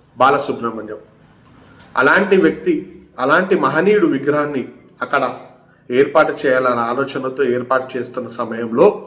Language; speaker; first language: Telugu; native; Telugu